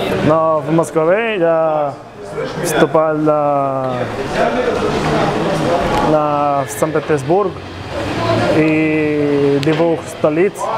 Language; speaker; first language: Russian; non-native, learner; Spanish